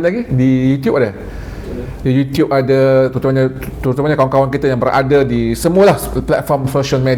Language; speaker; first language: Malay; native; Malay